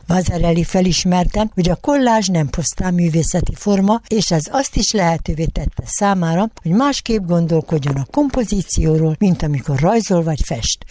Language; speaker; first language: Hungarian; native; Hungarian